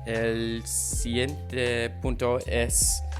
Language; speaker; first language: Spanish; non-native, learner; English